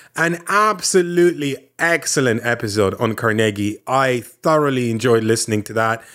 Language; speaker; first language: English; non-native, fluent; Lithuanian